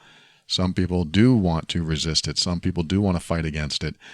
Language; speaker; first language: English; native; English